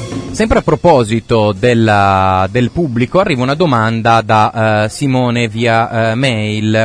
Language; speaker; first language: Italian; native; Italian